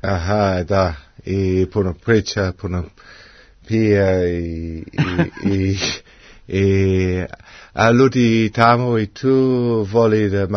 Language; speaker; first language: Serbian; non-native, learner; English